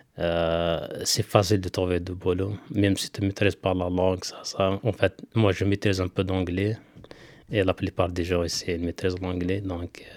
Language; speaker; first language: French; non-native, local second language; Kabyle